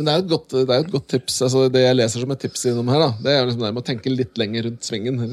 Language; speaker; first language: Norwegian; native; Norwegian